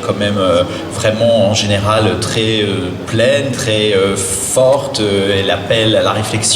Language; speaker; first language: French; native; French